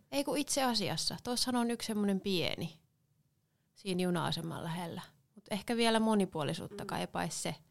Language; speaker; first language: Finnish; native; Finnish